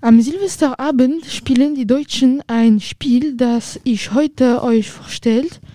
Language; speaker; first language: German; non-native, learner; French